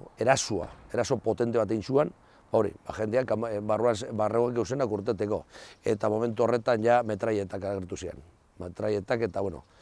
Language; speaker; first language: Basque; non-native, local second language; Spanish